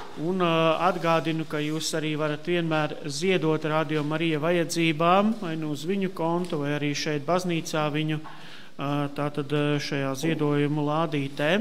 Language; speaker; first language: Latvian; native; Latvian